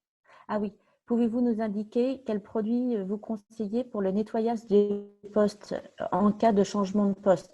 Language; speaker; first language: French; native; French